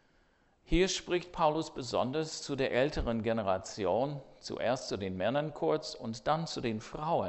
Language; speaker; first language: German; non-native, fluent; English